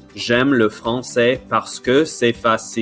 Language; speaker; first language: French; non-native, fluent; English